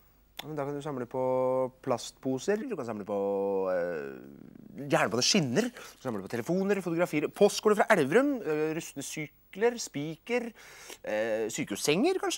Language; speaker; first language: Norwegian; native; Norwegian